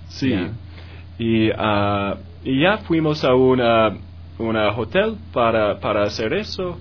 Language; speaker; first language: Spanish; non-native, learner; English